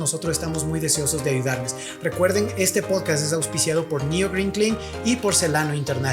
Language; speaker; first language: Spanish; native; Spanish